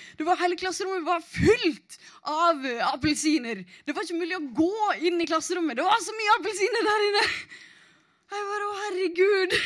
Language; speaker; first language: Norwegian; native; Norwegian